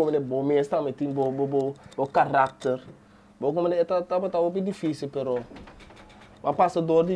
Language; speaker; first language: Dutch; non-native, local second language; Papiamento